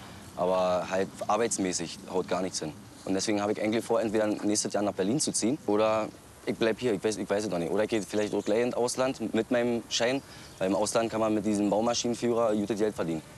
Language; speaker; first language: German; native; German